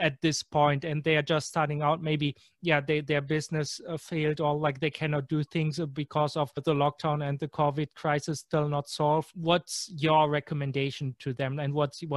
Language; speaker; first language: English; non-native, fluent; German